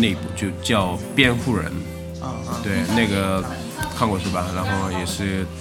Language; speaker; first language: Chinese; non-native, fluent; Korean